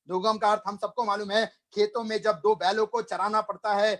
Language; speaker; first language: Hindi; non-native, local second language; Malayalam